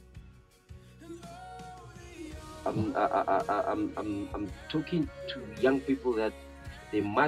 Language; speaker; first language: English; non-native, local second language; Northern Sotho